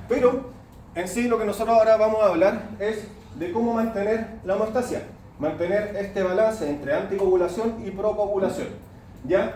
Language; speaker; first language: Spanish; native; Spanish